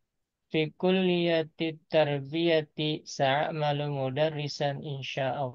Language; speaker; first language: Arabic; non-native, learner; Indonesian